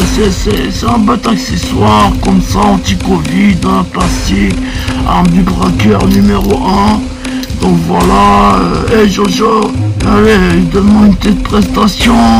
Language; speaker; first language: French; native; French